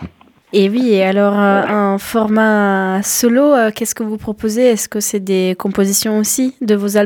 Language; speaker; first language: French; native; French